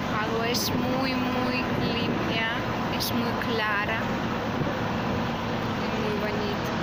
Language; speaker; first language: Spanish; non-native, learner; Russian